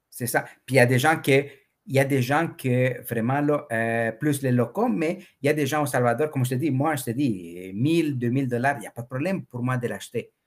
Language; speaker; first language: French; non-native, fluent; Spanish